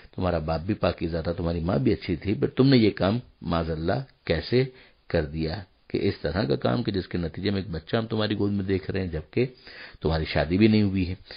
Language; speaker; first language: Urdu; native; Urdu